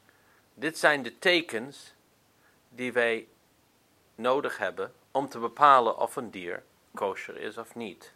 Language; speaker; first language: Dutch; non-native, fluent; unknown